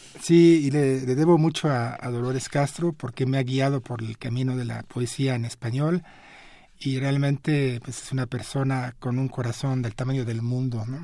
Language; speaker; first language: Spanish; non-native, fluent; French